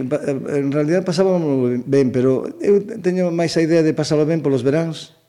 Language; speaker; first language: Galician; native; Galician